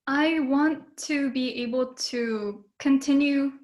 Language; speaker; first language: English; early bilingual, other home language; Japanese